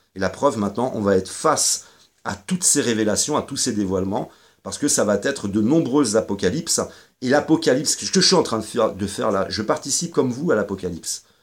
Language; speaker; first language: French; native; French